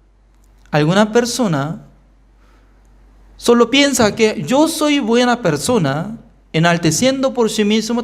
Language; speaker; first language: Spanish; non-native, fluent; Korean